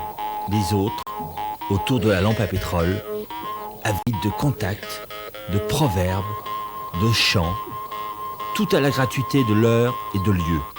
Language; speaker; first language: French; native; French